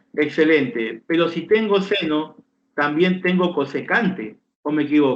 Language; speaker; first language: Spanish; native; Spanish